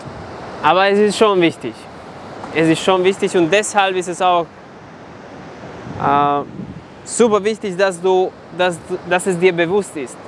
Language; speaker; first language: German; non-native, fluent; Serbian